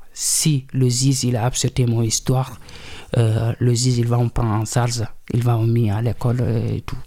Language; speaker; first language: French; non-native, local second language; Wolof